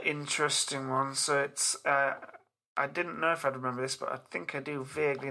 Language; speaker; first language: English; native; English